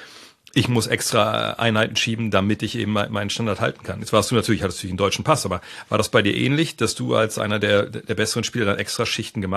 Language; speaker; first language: German; native; German